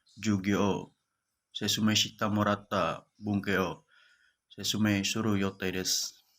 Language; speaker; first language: Japanese; non-native, learner; Indonesian